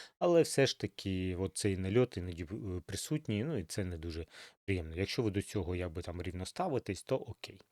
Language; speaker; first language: Ukrainian; native; Ukrainian